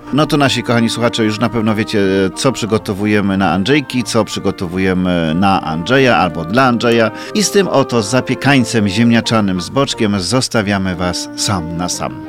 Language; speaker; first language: Polish; native; Polish